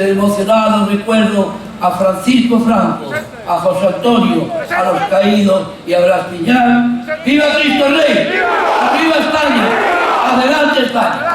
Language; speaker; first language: Spanish; native; Spanish